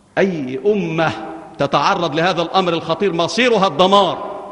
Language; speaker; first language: Arabic; native; Arabic